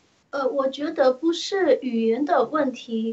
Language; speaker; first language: Chinese; early bilingual, heritage; Chinese